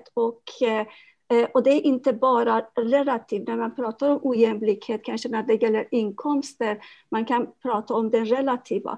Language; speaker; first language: Swedish; non-native, fluent; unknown